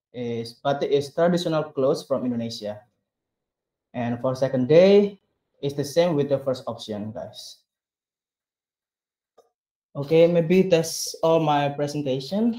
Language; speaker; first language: English; non-native, learner; Indonesian